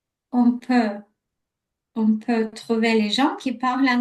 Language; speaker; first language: French; non-native, learner; Ukrainian